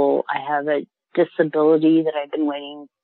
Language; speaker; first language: English; native; English